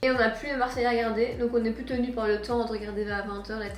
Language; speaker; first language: French; native; French